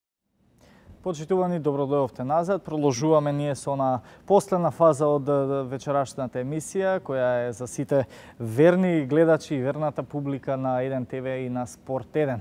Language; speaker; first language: Macedonian; native; Macedonian